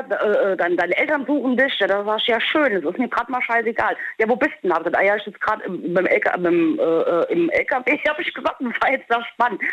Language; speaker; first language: German; native; German